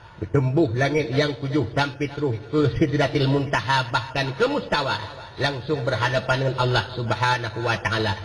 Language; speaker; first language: Malay; non-native, local second language; Achinese